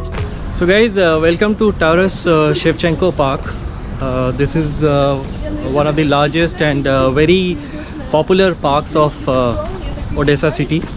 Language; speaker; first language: English; non-native, local second language; Hindi